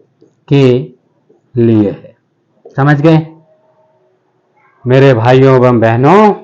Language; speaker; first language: Hindi; native; Hindi